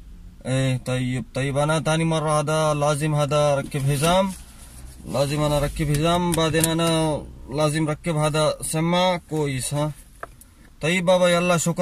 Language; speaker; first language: Arabic; non-native, learner; Urdu